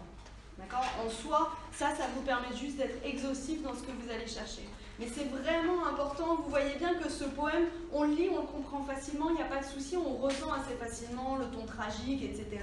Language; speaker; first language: French; native; French